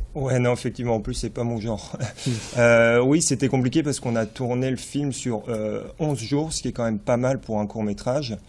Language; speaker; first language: French; native; French